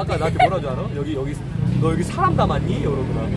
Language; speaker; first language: Korean; native; Korean